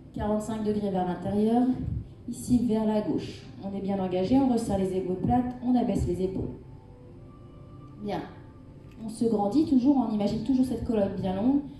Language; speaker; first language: French; native; French